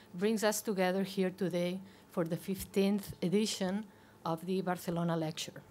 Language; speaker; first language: English; non-native, fluent; Catalan